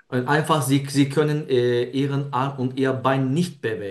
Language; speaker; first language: German; non-native, learner; Turkish